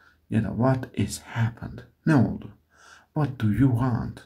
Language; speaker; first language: English; non-native, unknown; Turkish